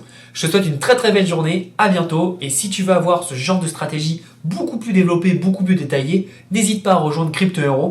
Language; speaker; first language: French; native; French